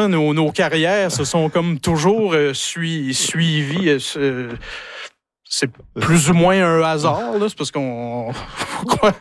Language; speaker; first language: French; native; French